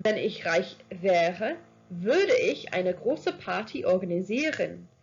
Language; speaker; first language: German; non-native, fluent; English